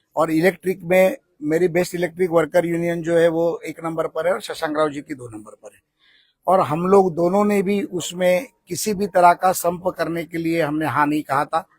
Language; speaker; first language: Hindi; non-native, local second language; Marathi